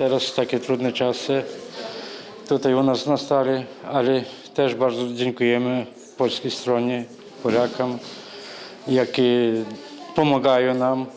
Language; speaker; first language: Polish; early bilingual, heritage; Polish